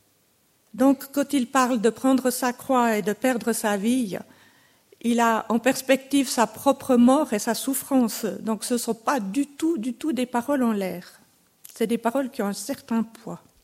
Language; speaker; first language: French; native; French